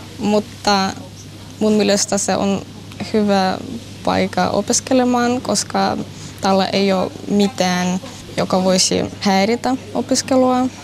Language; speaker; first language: Finnish; non-native, learner; Russian